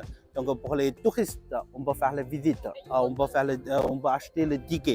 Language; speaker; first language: French; non-native, learner; Chinese